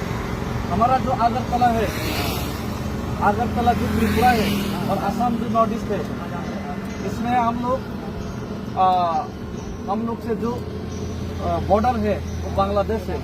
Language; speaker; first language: Hindi; non-native, local second language; Kok Borok